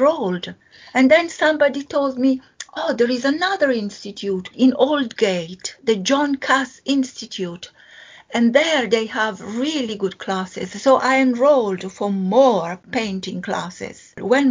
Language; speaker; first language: English; non-native, fluent; Italian